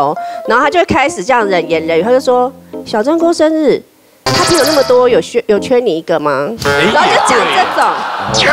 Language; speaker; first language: Chinese; native; Chinese